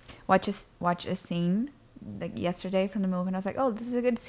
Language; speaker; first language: English; non-native, fluent; Portuguese